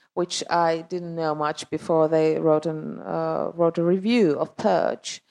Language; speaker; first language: English; non-native, fluent; Finnish